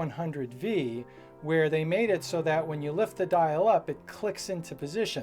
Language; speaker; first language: English; native; English